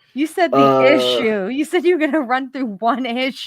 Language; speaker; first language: English; native; English